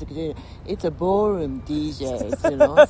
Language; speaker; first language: English; non-native, fluent; Japanese